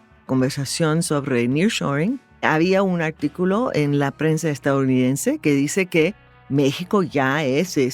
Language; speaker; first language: Spanish; non-native, fluent; English